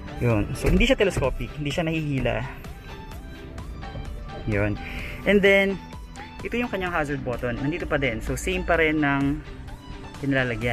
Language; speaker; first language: Filipino; native; Filipino